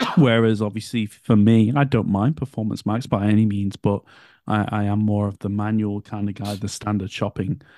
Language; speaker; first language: English; native; English